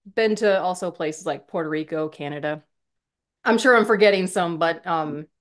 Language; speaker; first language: English; native; English